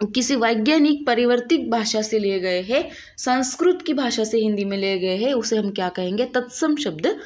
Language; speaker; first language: Hindi; non-native, local second language; Marathi